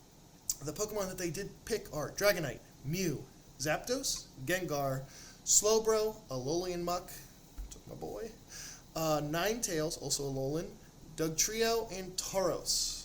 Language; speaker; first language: English; native; English